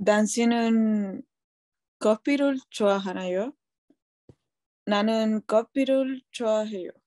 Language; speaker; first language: Korean; non-native, learner; Spanish